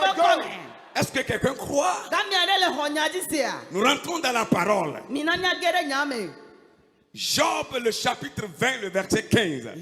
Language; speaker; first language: French; non-native, local second language; Ewe